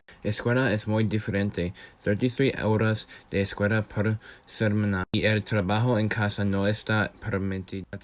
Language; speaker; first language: Spanish; non-native, learner; English